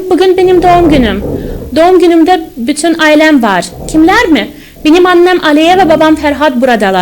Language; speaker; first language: Turkish; non-native, fluent; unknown